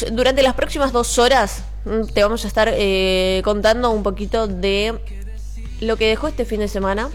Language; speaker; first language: Spanish; native; Spanish